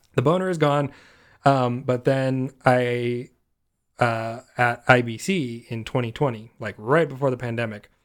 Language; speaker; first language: English; native; English